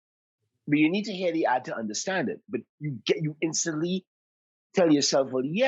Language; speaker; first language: English; native; English